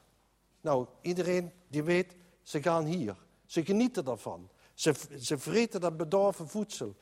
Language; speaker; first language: Dutch; native; Dutch